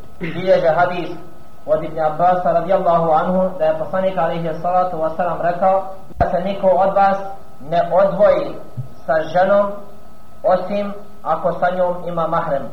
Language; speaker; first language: Bosnian; non-native, fluent; Arabic